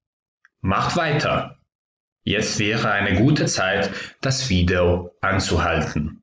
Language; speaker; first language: German; non-native, fluent; Croatian